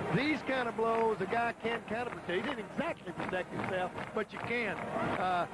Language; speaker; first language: English; native; English